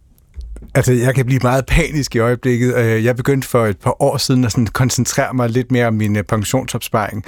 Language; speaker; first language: Danish; native; Danish